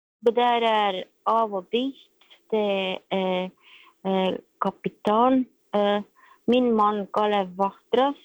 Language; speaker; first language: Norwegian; non-native, learner; Estonian